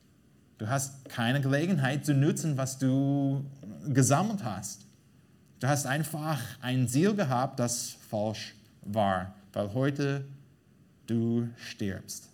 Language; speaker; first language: German; non-native, fluent; English